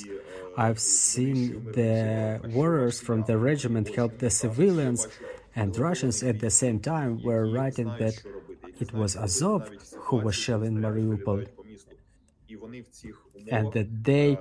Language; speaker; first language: English; non-native, fluent; Russian